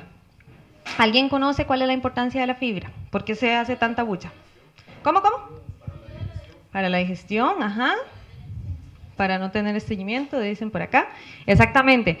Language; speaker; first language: Spanish; native; Spanish